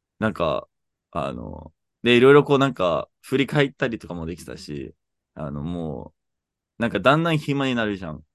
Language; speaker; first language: Japanese; non-native, fluent; English